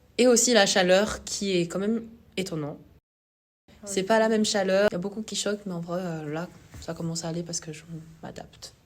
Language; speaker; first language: French; non-native, local second language; Malagasy